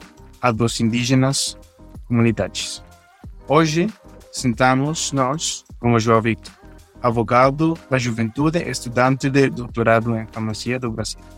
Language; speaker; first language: Portuguese; non-native, fluent; Spanish